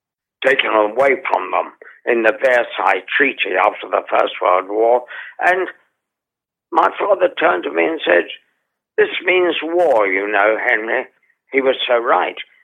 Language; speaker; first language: English; native; English